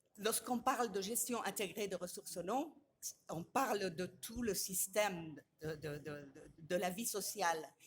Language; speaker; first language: French; non-native, local second language; Arabic